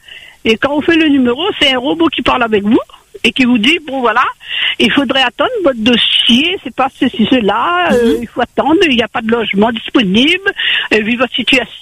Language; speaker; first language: French; non-native, local second language; Réunion Creole French